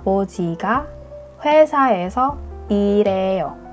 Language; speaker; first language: Korean; non-native, fluent; Indonesian